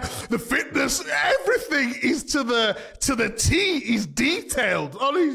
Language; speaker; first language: English; native; English